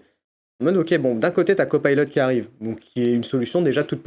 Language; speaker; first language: French; native; French